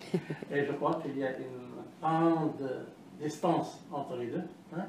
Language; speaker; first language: French; non-native, learner; Arabic